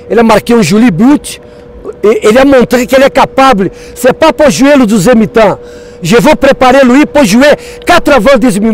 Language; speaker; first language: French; non-native, fluent; Portuguese